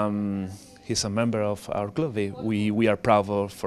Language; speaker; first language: English; non-native, learner; Spanish